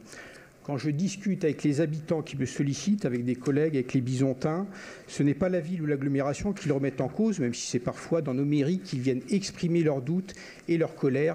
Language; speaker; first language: French; native; French